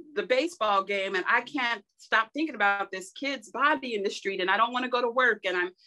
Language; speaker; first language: English; native; English